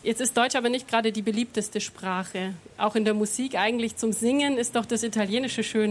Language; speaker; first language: German; native; German